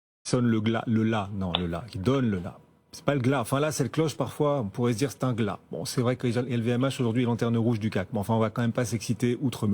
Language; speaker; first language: French; native; French